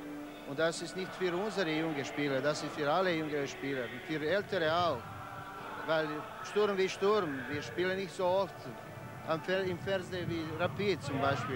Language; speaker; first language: German; non-native, fluent; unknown